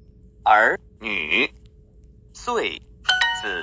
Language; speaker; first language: Chinese; non-native, learner; English